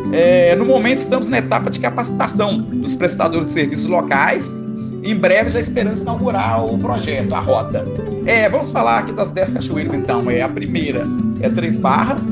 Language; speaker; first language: Portuguese; native; Portuguese